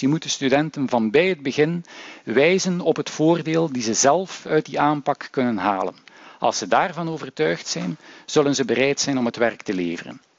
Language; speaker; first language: Dutch; native; Dutch